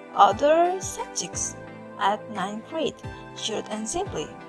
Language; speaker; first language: English; non-native, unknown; Indonesian